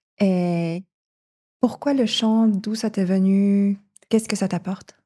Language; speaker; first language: French; native; French